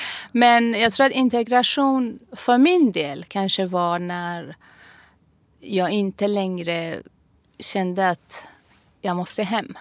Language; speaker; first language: Swedish; non-native, fluent; Persian